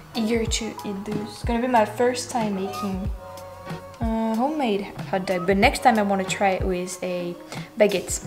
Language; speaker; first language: English; non-native, fluent; French